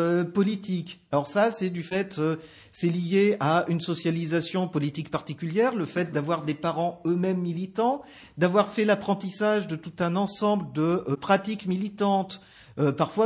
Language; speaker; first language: French; native; French